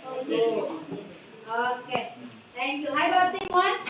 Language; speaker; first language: English; non-native, learner; Indonesian